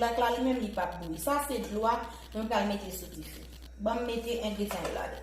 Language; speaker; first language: French; non-native, learner; Haitian Creole